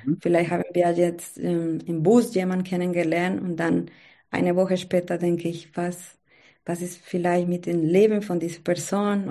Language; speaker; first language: German; non-native, learner; Spanish